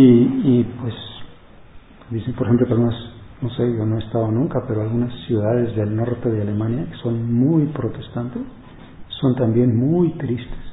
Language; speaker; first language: Spanish; native; Spanish